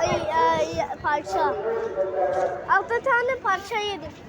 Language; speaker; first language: Turkish; early bilingual, heritage; Turkish